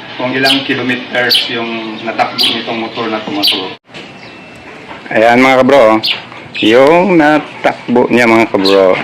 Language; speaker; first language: Filipino; non-native, local second language; Cebuano